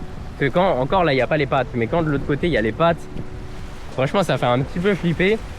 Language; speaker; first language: French; native; French